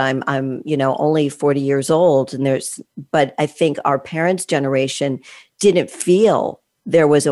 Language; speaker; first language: English; native; English